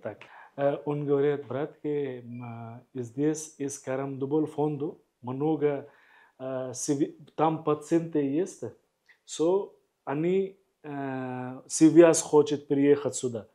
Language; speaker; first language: Russian; non-native, learner; Hindi